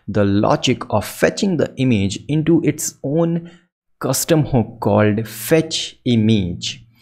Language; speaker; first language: English; non-native, local second language; Hindi